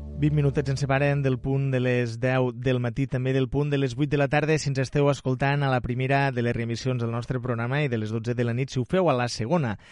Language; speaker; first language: Catalan; native; Catalan